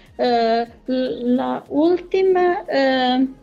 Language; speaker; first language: Spanish; non-native, learner; German